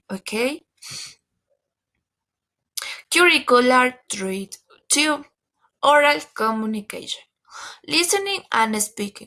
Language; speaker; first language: English; non-native, learner; Spanish